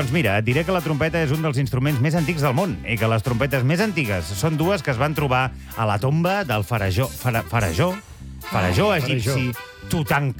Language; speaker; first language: Catalan; native; Catalan